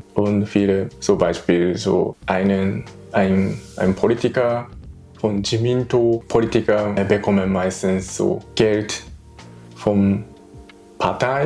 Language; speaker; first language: German; non-native, learner; Japanese